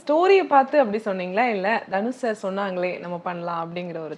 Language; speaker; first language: Tamil; native; Tamil